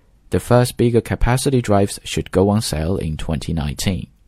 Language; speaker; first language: English; non-native, fluent; Chinese